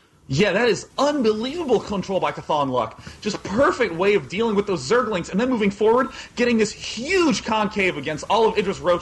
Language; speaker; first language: English; native; English